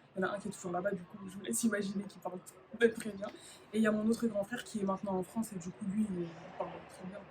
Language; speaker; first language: French; native; French